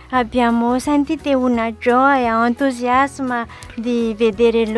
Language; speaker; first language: Italian; non-native, learner; Malagasy